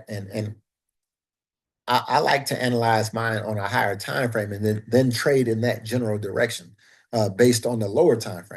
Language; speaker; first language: English; native; English